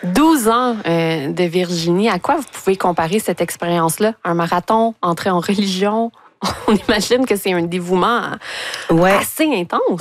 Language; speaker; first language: French; native; French